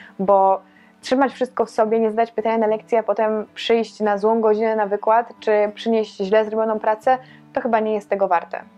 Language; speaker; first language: Polish; native; Polish